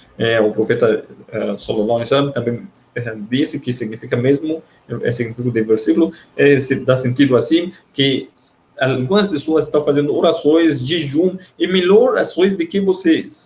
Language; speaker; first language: Portuguese; non-native, learner; Arabic